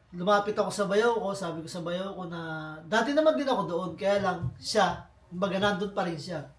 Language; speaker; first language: Filipino; native; Filipino